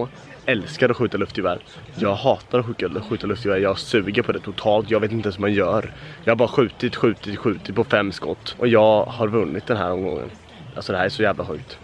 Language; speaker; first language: Swedish; native; Swedish